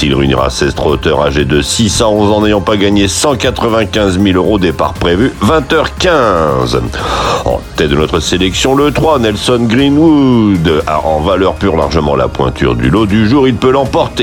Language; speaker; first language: French; native; French